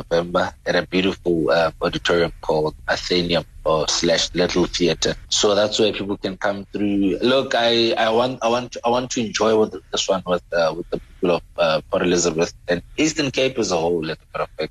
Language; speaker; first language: English; non-native, local second language; Southern Sotho